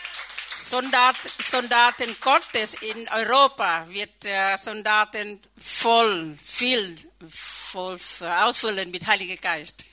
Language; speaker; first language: German; non-native, learner; Thai